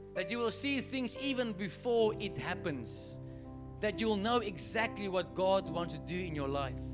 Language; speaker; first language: English; non-native, local second language; Afrikaans